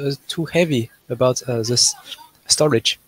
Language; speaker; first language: English; non-native, learner; French